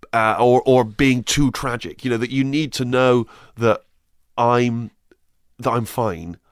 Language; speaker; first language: English; native; English